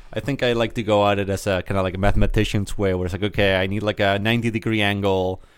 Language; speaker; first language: English; early bilingual, other home language; Spanish